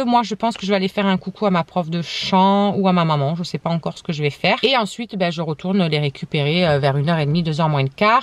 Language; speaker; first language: French; native; French